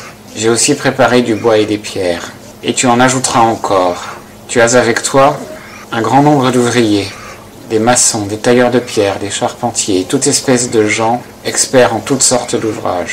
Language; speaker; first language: French; native; French